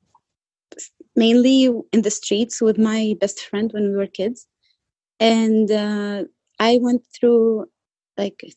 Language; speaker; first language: English; non-native, fluent; Arabic